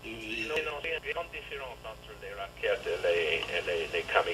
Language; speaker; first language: French; non-native, learner; English